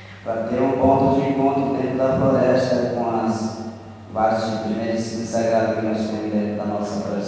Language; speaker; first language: Portuguese; non-native, local second language; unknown